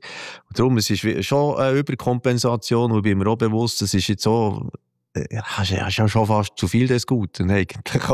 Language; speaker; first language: German; native; German